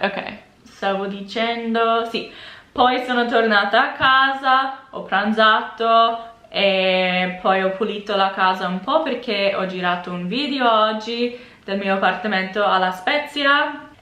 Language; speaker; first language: Italian; non-native, fluent; English